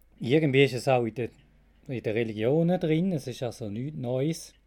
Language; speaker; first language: German; native; German